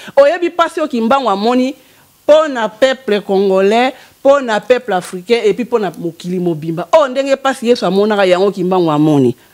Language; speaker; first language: Lingala; non-native, local second language; Kongo